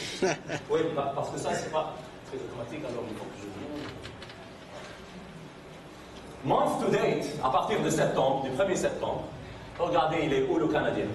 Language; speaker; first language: French; non-native, fluent; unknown